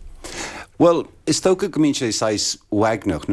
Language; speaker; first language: Irish; native; Irish